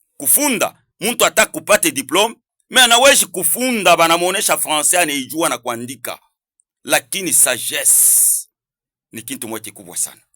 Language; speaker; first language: Swahili; native; Swahili